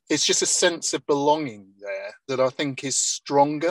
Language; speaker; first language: English; native; English